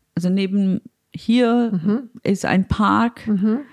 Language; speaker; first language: German; non-native, fluent; Persian